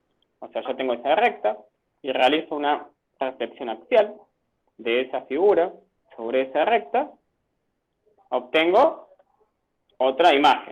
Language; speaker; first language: Spanish; native; Spanish